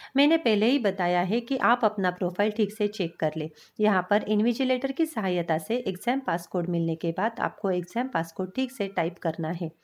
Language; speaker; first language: Hindi; non-native, local second language; Marathi